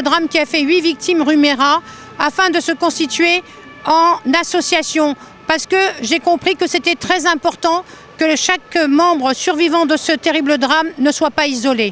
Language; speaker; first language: French; native; French